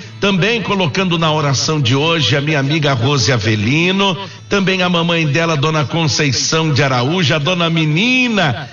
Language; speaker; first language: Portuguese; native; Portuguese